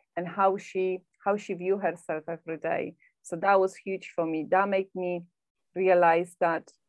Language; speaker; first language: English; non-native, fluent; Polish